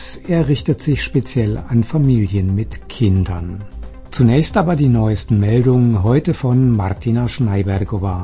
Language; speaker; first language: German; native; German